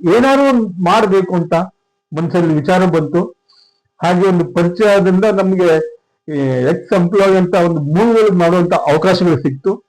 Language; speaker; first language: Kannada; native; Kannada